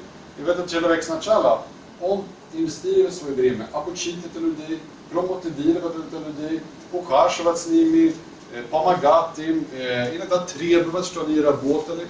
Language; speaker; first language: Russian; non-native, learner; Swedish